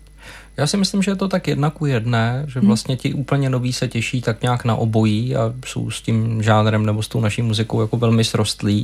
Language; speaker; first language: Czech; native; Czech